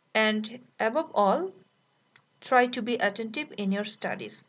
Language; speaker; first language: English; non-native, local second language; Bangla